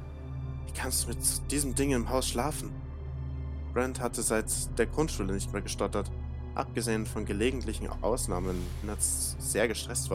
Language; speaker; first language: German; native; German